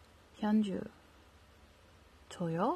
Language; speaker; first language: Korean; non-native, learner; English